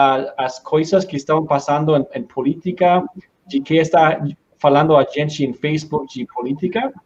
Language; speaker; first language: Portuguese; non-native, learner; Spanish